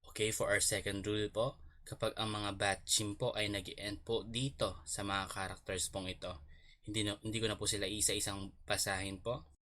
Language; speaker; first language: Filipino; native; Filipino